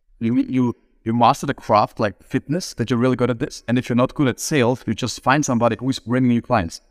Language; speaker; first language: English; non-native, fluent; German